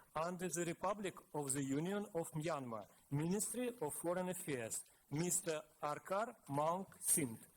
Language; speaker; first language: English; non-native, fluent; Russian